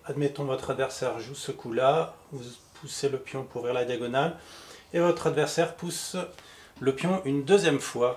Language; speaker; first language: French; native; French